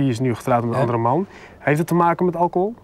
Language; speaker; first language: Dutch; native; Dutch